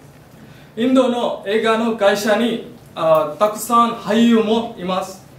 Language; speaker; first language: Japanese; non-native, learner; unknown